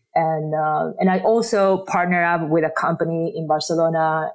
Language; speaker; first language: English; non-native, fluent; Spanish